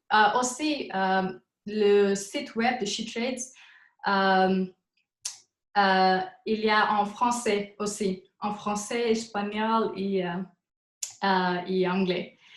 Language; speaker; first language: French; non-native, fluent; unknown